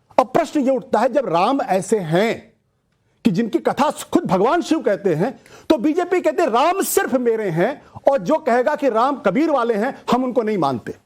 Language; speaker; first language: Hindi; native; Hindi